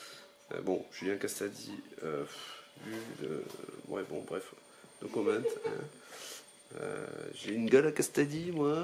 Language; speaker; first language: French; native; French